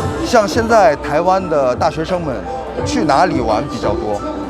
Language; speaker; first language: Chinese; non-native, fluent; Korean